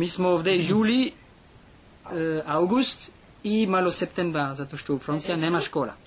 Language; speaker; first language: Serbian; non-native, learner; French